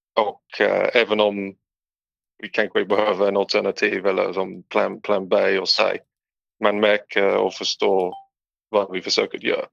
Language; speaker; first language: Swedish; non-native, learner; English